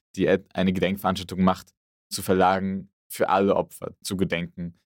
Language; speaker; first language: German; native; German